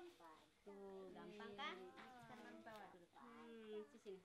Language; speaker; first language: Indonesian; native; Indonesian